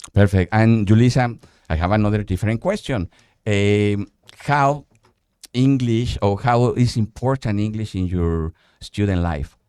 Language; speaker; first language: English; non-native, fluent; Spanish